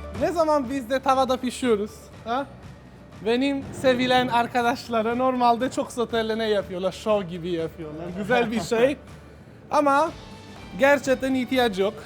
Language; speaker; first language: Turkish; non-native, learner; Italian